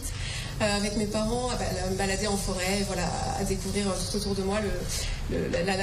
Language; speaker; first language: French; native; French